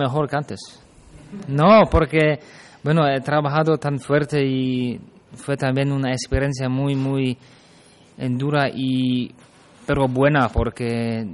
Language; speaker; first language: Spanish; non-native, fluent; German